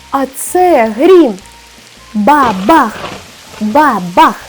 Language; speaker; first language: Ukrainian; native; Ukrainian